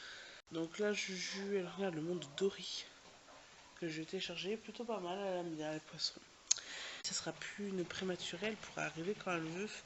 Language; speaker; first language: French; native; French